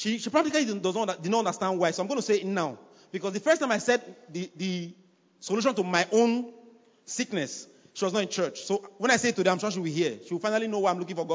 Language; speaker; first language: English; non-native, local second language; Yoruba